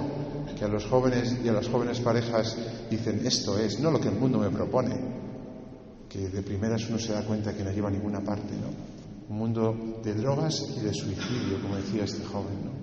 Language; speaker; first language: Spanish; native; Spanish